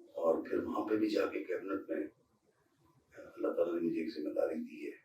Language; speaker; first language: Urdu; non-native, local second language; Punjabi